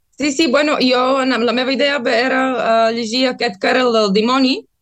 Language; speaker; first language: Catalan; non-native, fluent; Bulgarian